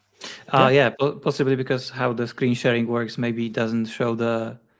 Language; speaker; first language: English; non-native, fluent; Polish